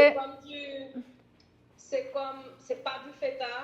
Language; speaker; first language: French; native; French